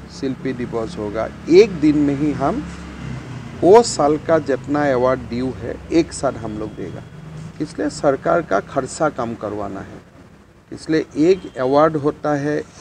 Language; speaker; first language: Hindi; non-native, local second language; Assamese